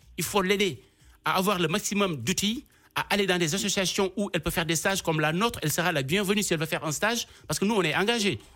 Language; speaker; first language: French; non-native, local second language; Wolof